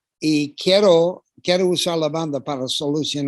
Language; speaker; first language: Spanish; non-native, fluent; English